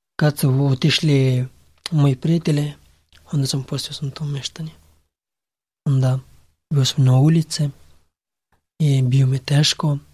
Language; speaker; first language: Serbian; non-native, learner; Pashto